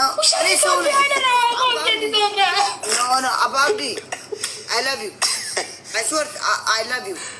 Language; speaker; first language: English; non-native, learner; Amharic